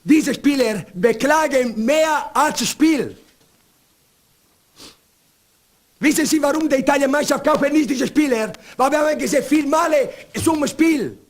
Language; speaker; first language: German; non-native, learner; Italian